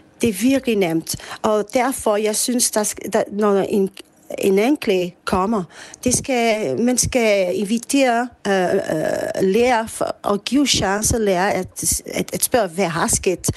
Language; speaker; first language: Danish; non-native, fluent; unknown